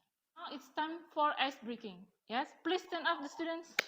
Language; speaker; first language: English; non-native, learner; Indonesian